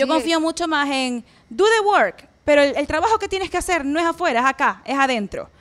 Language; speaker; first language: Spanish; native; Spanish